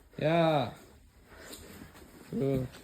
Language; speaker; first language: German; non-native, learner; Ukrainian